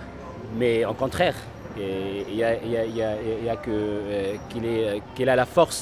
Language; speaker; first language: French; non-native, local second language; Arabic